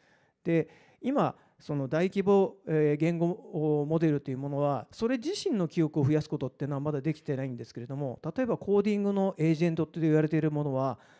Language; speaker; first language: Japanese; native; Japanese